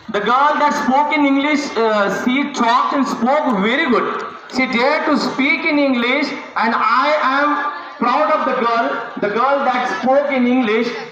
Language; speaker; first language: English; non-native, local second language; Marathi